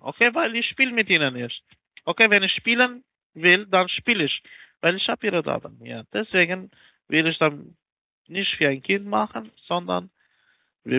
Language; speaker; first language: German; non-native, learner; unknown